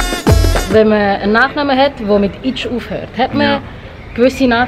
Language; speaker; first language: German; early bilingual, other home language; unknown